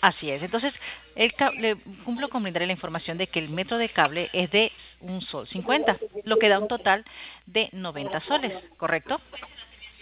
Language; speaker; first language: Spanish; native; Spanish